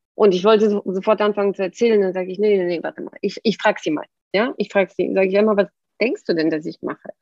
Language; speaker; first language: German; non-native, fluent; Bulgarian